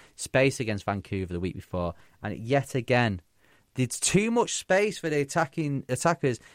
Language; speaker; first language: English; native; English